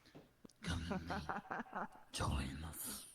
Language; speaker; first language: English; non-native, learner; Russian